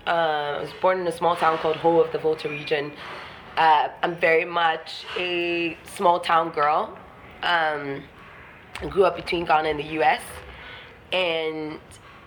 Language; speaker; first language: English; non-native, local second language; Ewe